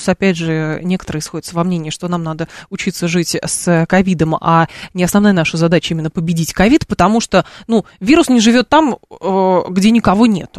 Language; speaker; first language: Russian; native; Russian